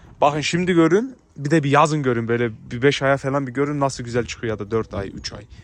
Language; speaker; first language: Turkish; early bilingual, heritage; Turkish